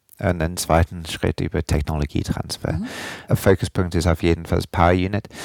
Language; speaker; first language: German; non-native, fluent; English